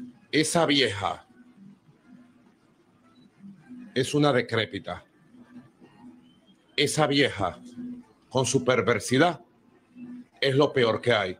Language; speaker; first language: Spanish; native; Spanish